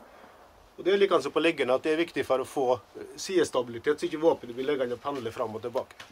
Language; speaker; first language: Norwegian; native; Norwegian